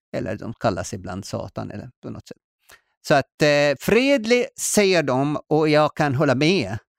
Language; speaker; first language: Swedish; non-native, fluent; Arabic